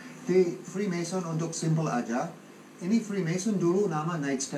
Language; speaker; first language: Indonesian; non-native, fluent; English